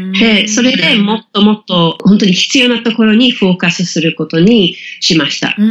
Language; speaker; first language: Japanese; non-native, fluent; English